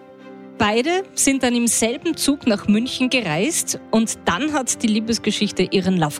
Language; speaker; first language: German; native; German